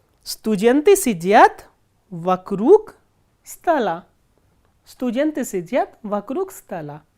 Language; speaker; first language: Russian; non-native, fluent; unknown